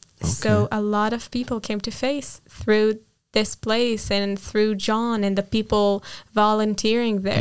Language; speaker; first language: English; non-native, fluent; Hebrew